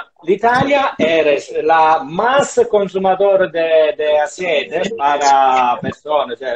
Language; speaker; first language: Spanish; non-native, learner; Italian